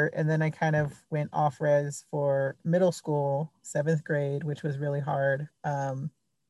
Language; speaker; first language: English; early bilingual, other home language; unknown